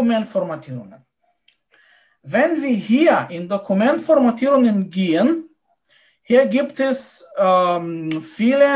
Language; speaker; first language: German; non-native, fluent; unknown